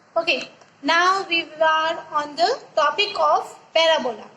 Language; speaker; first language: English; non-native, local second language; Gujarati